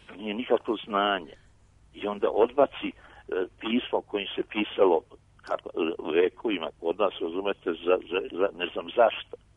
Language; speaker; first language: Serbian; native; Serbian